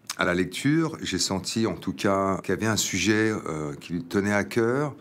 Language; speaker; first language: French; native; French